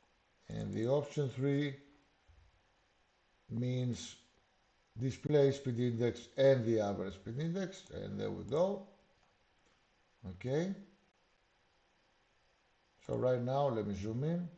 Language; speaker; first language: English; non-native, fluent; Greek